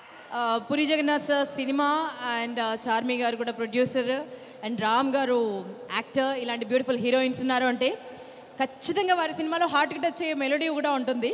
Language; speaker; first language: Telugu; native; Telugu